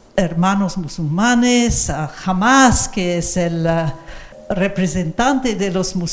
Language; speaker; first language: Spanish; non-native, fluent; English